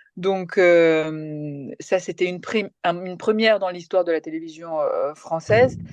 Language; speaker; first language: French; early bilingual, other home language; Malayalam